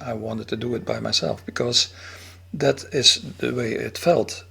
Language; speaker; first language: English; non-native, fluent; Dutch